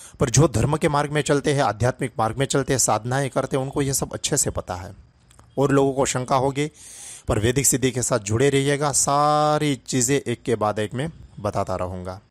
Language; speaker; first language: Hindi; non-native, local second language; Gujarati